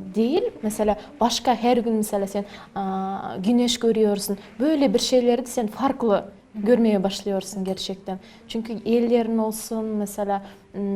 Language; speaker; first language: Turkish; non-native, learner; Kazakh